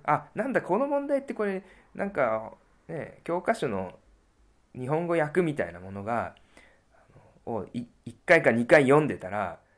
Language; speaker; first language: Japanese; native; Japanese